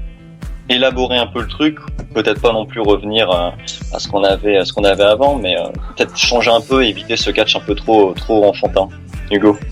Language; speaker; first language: French; native; French